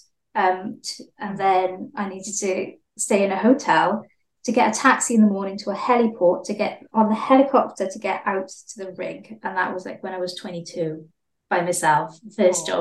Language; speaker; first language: English; native; English